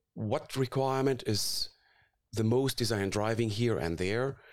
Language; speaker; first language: English; non-native, fluent; Arabic